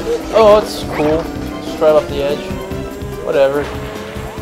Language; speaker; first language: English; native; English